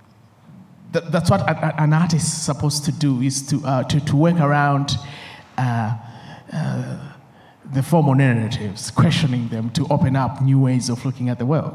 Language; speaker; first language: English; non-native, local second language; Nyanja